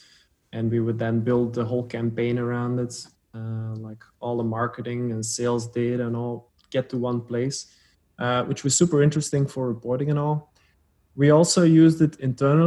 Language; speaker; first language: English; non-native, fluent; Dutch